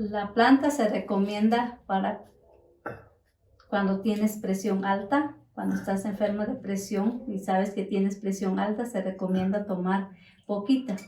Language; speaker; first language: Spanish; native; Spanish